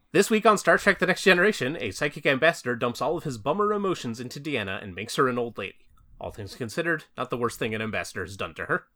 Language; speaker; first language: English; native; English